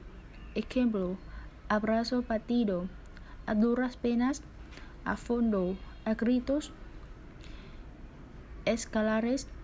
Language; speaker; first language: Spanish; non-native, learner; Vietnamese